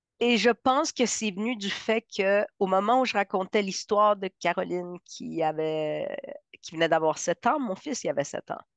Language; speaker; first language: French; early bilingual, other home language; Spanish